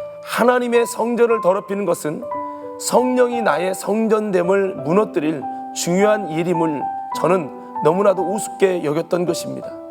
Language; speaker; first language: Korean; native; Korean